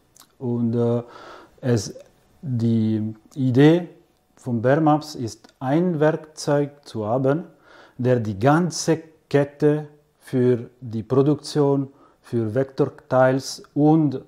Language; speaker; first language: German; non-native, fluent; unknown